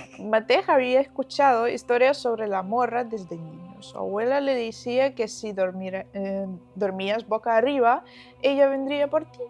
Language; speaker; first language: Spanish; non-native, fluent; Ukrainian